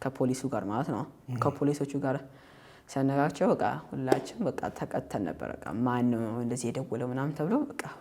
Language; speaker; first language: Amharic; early bilingual, heritage; Amharic